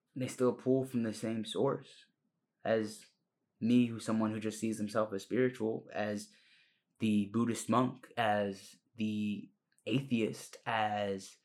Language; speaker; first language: English; early bilingual, other home language; Spanish